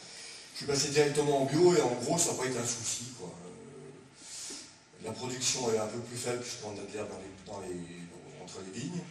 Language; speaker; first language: French; native; French